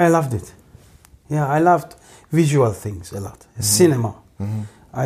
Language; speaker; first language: English; non-native, fluent; Persian